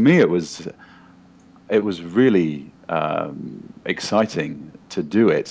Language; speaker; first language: English; native; English